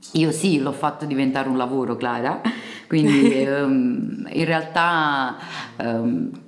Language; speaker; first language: Italian; early bilingual, other home language; Serbian